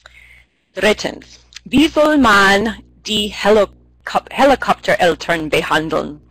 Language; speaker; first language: German; non-native, fluent; English